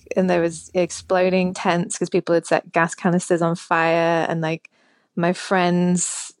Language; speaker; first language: English; native; English